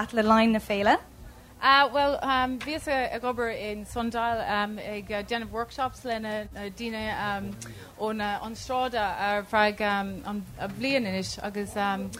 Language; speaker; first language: Irish; non-native, local second language; English